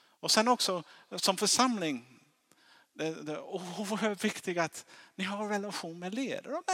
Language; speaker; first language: Swedish; non-native, fluent; English